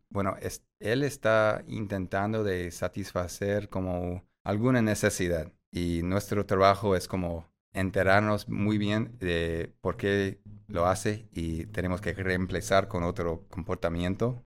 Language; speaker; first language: Spanish; non-native, fluent; English